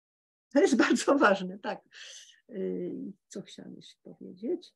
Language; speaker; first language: Polish; early bilingual, heritage; Polish